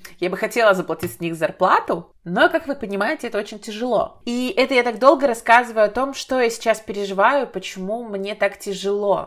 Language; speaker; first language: Russian; native; Russian